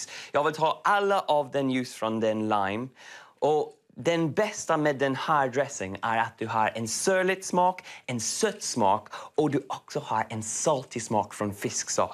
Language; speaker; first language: Swedish; non-native, learner; English